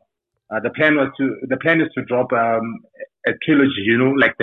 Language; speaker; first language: English; non-native, local second language; Tsonga